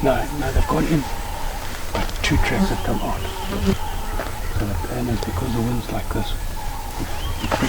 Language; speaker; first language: English; native; English